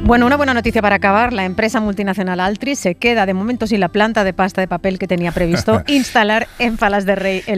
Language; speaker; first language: Spanish; native; Spanish